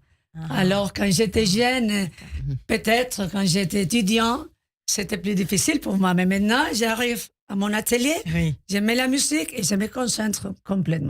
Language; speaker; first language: French; non-native, learner; Spanish